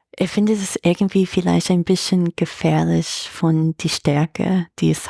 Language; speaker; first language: German; non-native, fluent; English